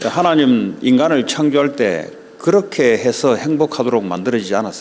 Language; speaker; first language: Korean; native; Korean